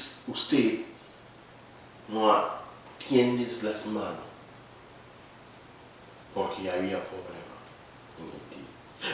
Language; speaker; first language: Spanish; non-native, learner; Haitian Creole